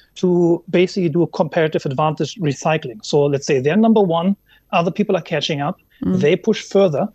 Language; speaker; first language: English; non-native, fluent; German